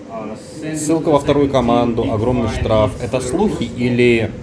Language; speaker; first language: Russian; native; Russian